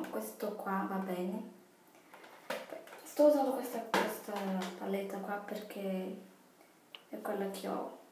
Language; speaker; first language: Italian; non-native, fluent; Portuguese